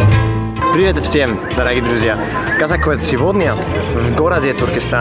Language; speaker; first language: Russian; non-native, learner; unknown